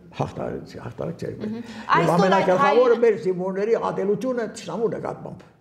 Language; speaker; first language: Armenian; native; Armenian